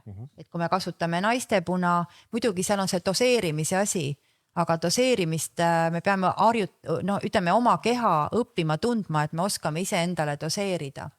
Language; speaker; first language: Estonian; native; Estonian